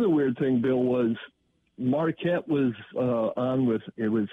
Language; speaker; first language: English; native; English